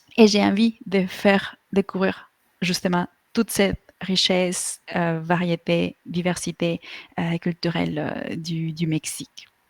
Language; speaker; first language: French; non-native, fluent; Spanish